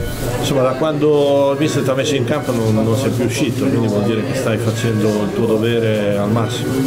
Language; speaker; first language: Italian; native; Italian